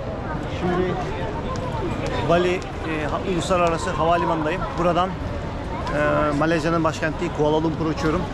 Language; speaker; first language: Turkish; native; Turkish